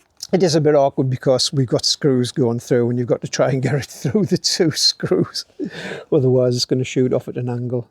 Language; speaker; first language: English; native; English